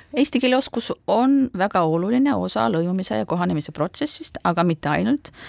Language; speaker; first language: Estonian; non-native, local second language; Russian